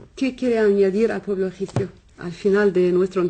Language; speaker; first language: Spanish; non-native, fluent; Arabic